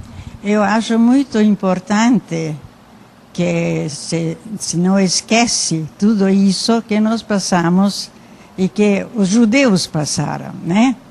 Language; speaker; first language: Portuguese; non-native, learner; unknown